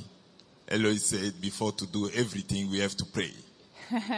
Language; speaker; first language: English; non-native, fluent; French